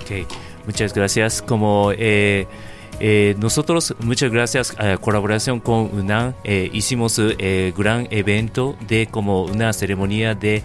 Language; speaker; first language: Spanish; non-native, learner; Japanese